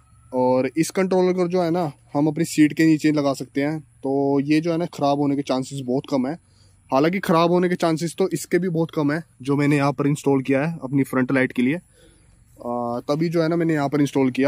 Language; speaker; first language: Hindi; native; Hindi